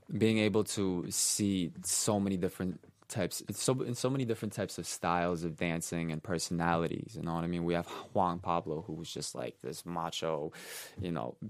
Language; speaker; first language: English; native; English